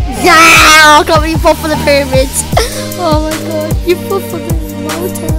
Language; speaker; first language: English; native; English